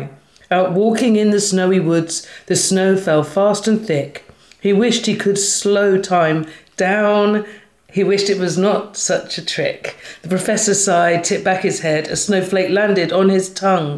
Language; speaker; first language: English; native; English